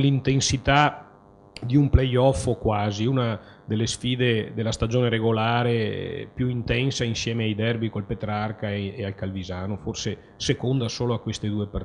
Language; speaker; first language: Italian; native; Italian